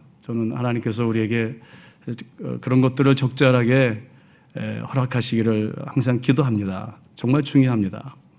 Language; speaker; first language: Korean; early bilingual, heritage; Korean